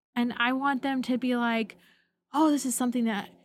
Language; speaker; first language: English; native; English